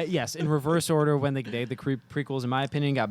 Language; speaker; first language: English; native; English